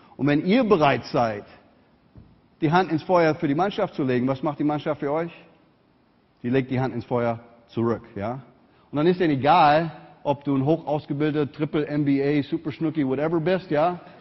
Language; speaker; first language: German; non-native, fluent; English